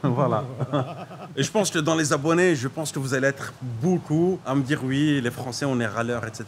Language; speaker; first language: French; native; French